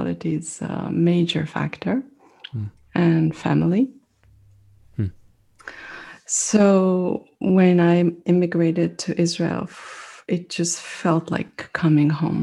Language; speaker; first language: English; non-native, fluent; French